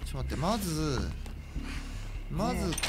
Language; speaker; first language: Japanese; native; Japanese